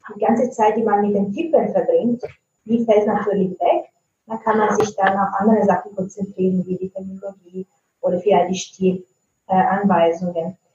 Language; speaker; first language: German; non-native, fluent; Italian